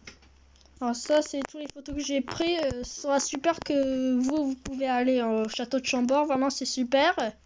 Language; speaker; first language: French; early bilingual, heritage; French